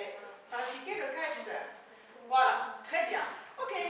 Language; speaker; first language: French; non-native, fluent; Ukrainian